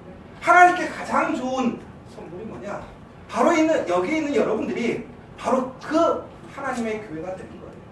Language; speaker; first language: Korean; native; Korean